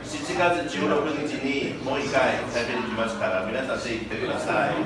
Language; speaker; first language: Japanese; non-native, learner; Chinese